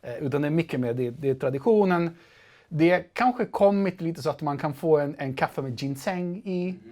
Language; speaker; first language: Swedish; non-native, fluent; Italian